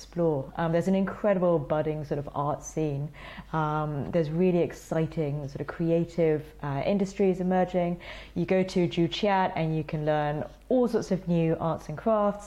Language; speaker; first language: English; native; English